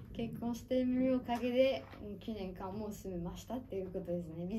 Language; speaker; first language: Japanese; non-native, fluent; French